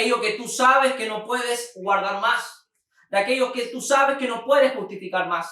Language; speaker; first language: Spanish; native; Spanish